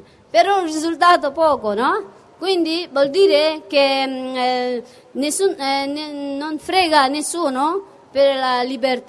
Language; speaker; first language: Italian; non-native, fluent; Tibetan